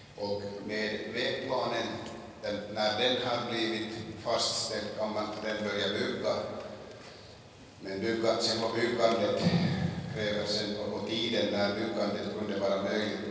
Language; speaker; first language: Swedish; non-native, local second language; Finnish